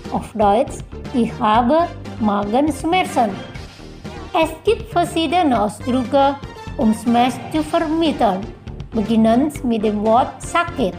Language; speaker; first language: German; non-native, fluent; Indonesian